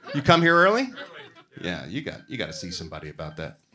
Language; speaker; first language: English; native; English